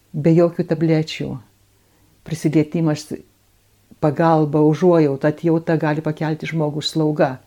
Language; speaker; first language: Lithuanian; native; Lithuanian